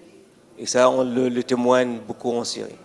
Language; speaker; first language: French; non-native, fluent; Arabic